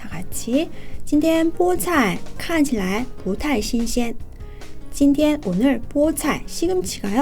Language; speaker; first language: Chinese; non-native, fluent; Korean